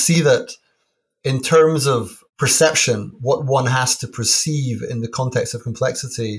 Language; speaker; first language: English; native; English